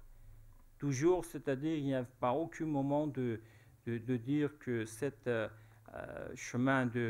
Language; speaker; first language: French; non-native, fluent; Persian